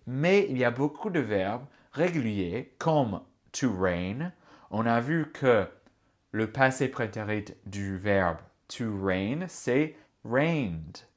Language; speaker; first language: French; non-native, fluent; English